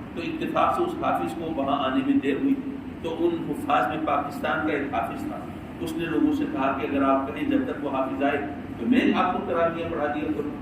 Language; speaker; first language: Urdu; native; Urdu